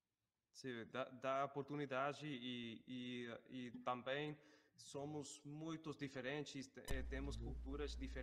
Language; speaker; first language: Portuguese; non-native, learner; English